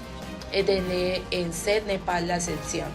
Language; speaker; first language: French; non-native, learner; Spanish